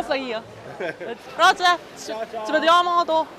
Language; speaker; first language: Italian; non-native, learner; Korean